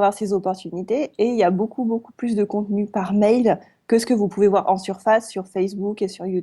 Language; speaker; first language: French; native; French